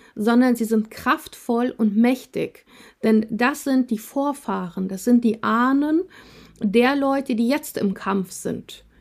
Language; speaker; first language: German; early bilingual, other home language; Russian